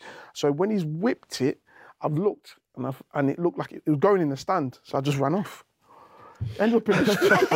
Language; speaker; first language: English; native; English